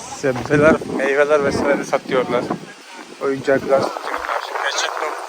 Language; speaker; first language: Turkish; non-native, fluent; Malayalam